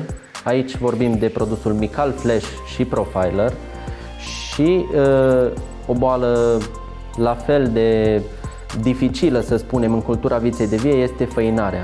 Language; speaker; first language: Romanian; native; Romanian